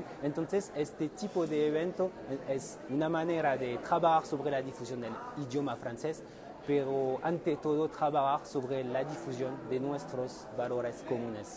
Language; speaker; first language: Spanish; non-native, fluent; French